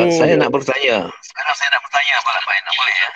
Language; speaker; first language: Malay; native; Malay